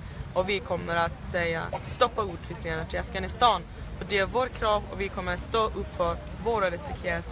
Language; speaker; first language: Swedish; non-native, fluent; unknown